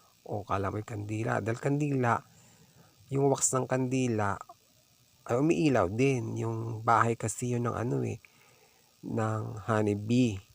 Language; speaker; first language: Filipino; non-native, local second language; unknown